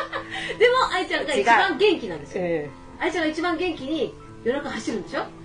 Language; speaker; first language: Japanese; native; Japanese